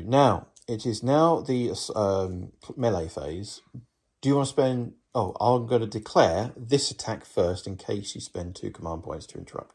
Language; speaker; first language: English; native; English